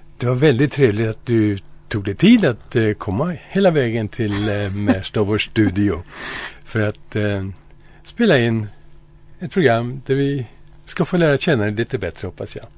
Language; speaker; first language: Swedish; native; Swedish